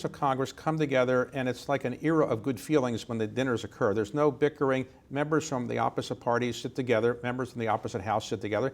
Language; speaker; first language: English; native; English